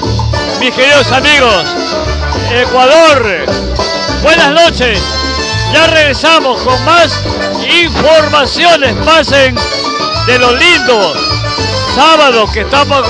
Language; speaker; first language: Spanish; native; Spanish